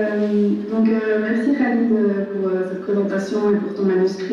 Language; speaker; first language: French; native; French